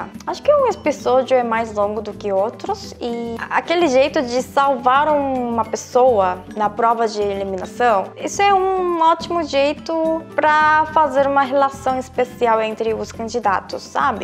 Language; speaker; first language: Portuguese; non-native, fluent; Korean